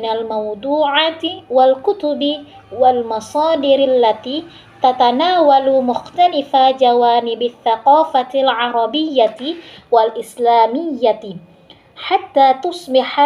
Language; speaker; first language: Arabic; non-native, learner; Indonesian